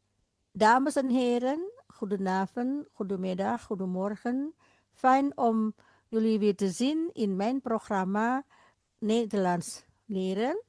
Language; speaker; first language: Dutch; non-native, fluent; Indonesian